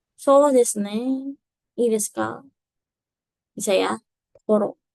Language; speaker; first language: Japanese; non-native, fluent; Indonesian